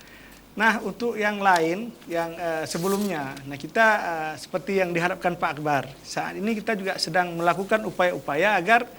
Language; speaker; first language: Malay; native; Malay